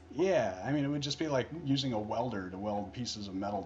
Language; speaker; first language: English; native; English